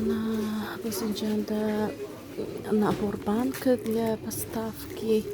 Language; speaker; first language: Russian; non-native, local second language; Tajik